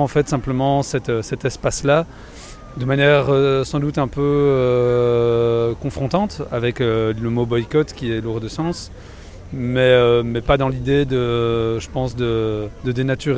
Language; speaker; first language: French; native; French